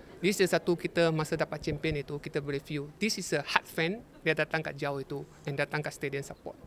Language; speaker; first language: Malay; non-native, local second language; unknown